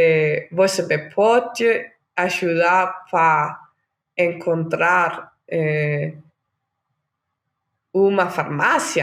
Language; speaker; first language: Portuguese; non-native, learner; Danish